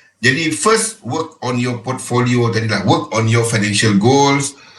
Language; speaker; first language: English; non-native, local second language; Malay